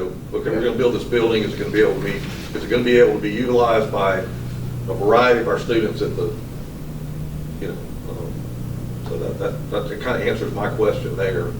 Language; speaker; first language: English; native; English